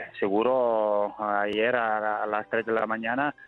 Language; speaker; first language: Spanish; non-native, learner; Italian